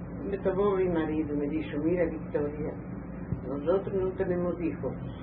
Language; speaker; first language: Spanish; native; Spanish